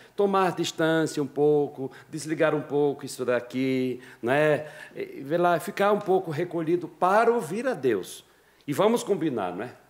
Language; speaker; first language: Portuguese; native; Portuguese